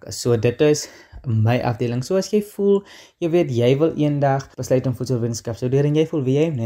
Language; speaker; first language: Afrikaans; native; Afrikaans